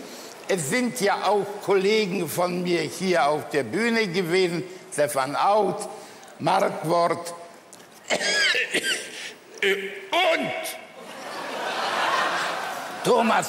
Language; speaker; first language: German; early bilingual, other home language; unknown